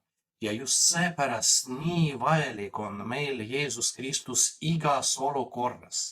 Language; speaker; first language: Estonian; non-native, fluent; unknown